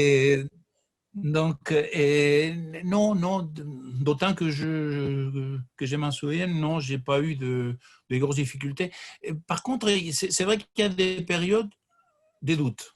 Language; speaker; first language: French; non-native, fluent; Spanish